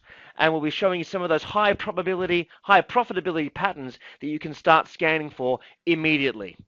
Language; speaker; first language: English; native; English